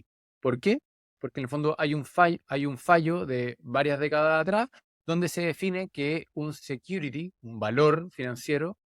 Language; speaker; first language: Spanish; native; Spanish